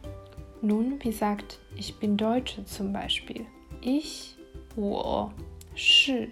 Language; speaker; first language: German; non-native, fluent; Chinese